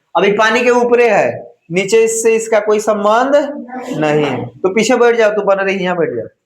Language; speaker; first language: Hindi; native; Hindi